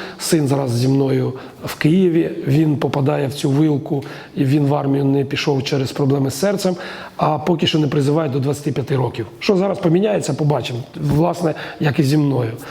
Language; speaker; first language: Ukrainian; native; Ukrainian